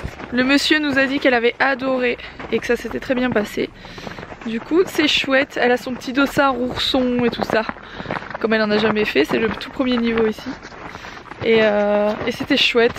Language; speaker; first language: French; native; French